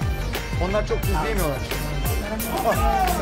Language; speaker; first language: Chinese; non-native, fluent; Turkish